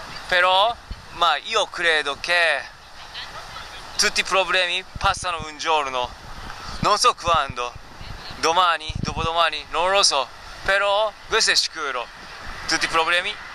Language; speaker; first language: Italian; non-native, learner; Japanese